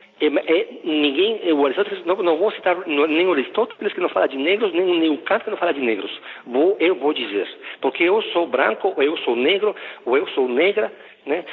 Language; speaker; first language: Portuguese; non-native, fluent; Spanish